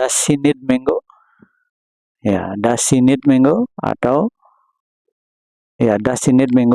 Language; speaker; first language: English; non-native, learner; Indonesian